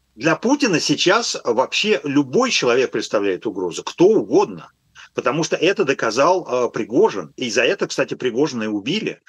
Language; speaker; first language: Russian; native; Russian